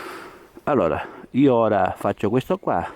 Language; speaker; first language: Italian; native; Italian